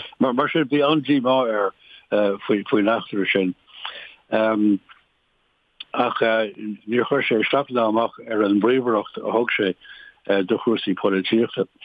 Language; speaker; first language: Irish; non-native, local second language; English